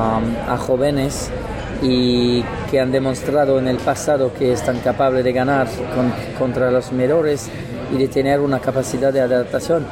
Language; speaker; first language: Spanish; non-native, learner; French